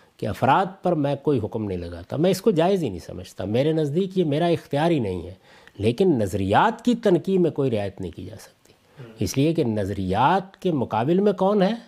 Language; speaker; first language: Urdu; non-native, local second language; Punjabi